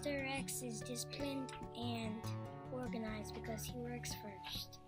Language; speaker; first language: English; native; English